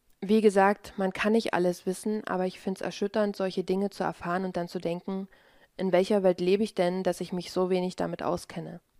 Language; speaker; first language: German; native; German